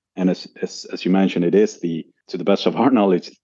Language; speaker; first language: English; non-native, fluent; Spanish